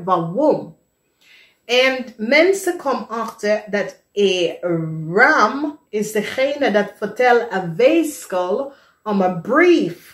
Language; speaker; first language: Dutch; non-native, fluent; English